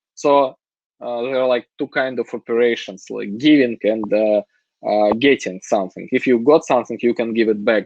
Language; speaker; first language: English; non-native, fluent; Russian